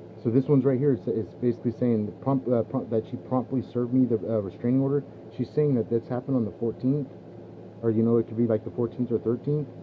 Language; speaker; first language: English; native; English